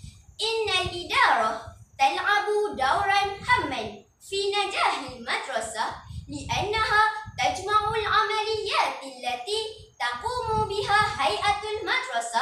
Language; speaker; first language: Arabic; non-native, learner; Malay